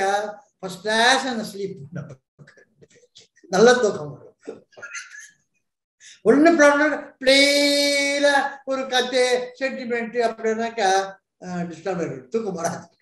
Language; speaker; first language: Tamil; non-native, local second language; Telugu